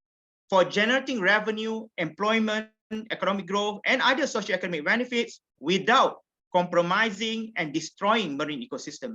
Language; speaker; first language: English; non-native, fluent; Malay